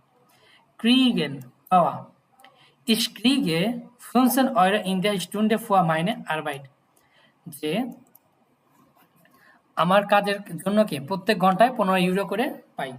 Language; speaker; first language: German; non-native, learner; Bangla